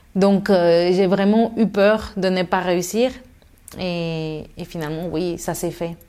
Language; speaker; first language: French; non-native, fluent; Spanish